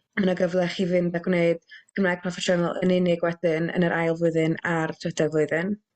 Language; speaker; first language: Welsh; native; Welsh